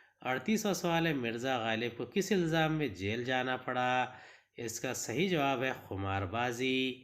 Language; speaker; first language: Urdu; native; Urdu